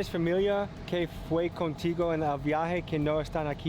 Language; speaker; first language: Spanish; non-native, learner; English